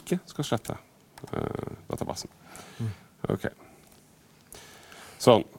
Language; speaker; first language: Norwegian; native; Norwegian